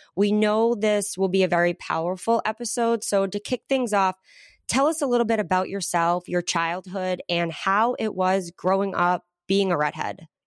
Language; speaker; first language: English; native; English